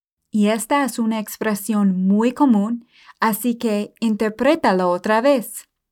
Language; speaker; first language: Spanish; non-native, fluent; English